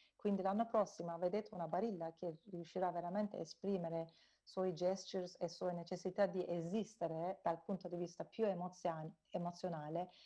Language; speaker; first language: Italian; non-native, fluent; Turkish